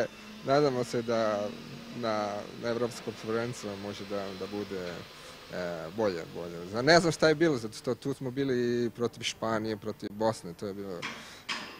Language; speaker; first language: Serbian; non-native, learner; Italian